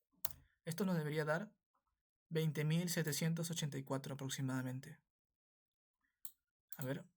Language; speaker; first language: Spanish; native; Spanish